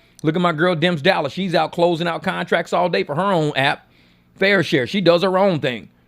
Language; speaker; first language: English; native; English